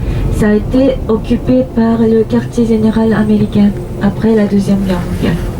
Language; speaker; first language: French; non-native, fluent; Japanese